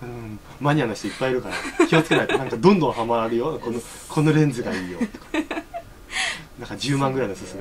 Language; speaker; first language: Japanese; native; Japanese